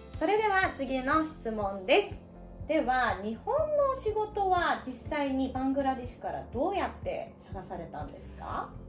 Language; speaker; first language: Japanese; native; Japanese